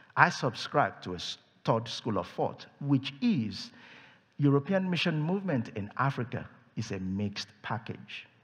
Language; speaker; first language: English; non-native, local second language; Yoruba